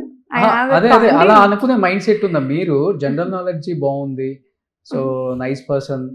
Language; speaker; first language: Telugu; native; Telugu